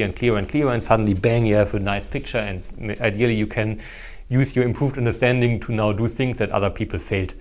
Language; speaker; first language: English; non-native, fluent; German